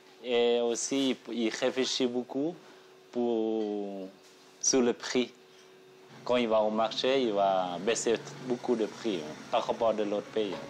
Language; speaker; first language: French; non-native, learner; Thai